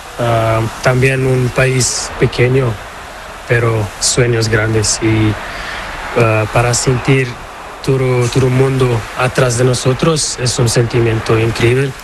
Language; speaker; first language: Spanish; non-native, learner; Portuguese